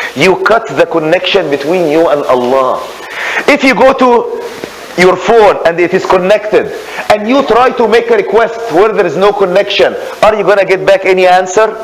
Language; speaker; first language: English; non-native, fluent; Arabic